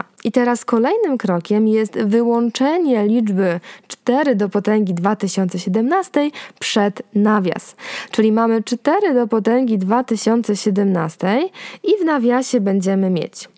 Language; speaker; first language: Polish; native; Polish